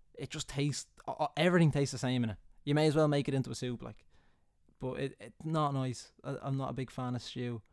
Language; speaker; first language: English; native; English